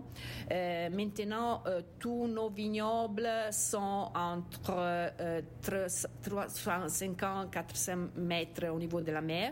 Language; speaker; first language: French; non-native, fluent; Italian